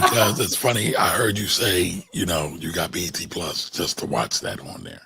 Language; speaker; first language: English; native; English